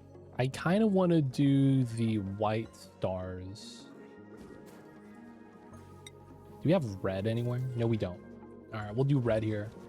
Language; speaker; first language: English; native; English